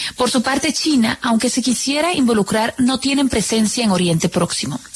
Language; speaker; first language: Spanish; native; Spanish